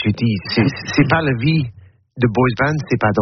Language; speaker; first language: French; non-native, learner; English